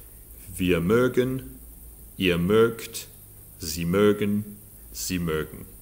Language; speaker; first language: German; non-native, fluent; English